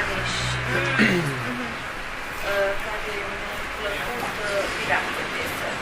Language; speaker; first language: Romanian; non-native, local second language; Hungarian